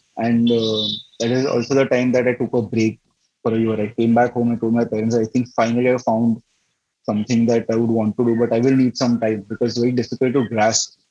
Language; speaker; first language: English; non-native, local second language; Gujarati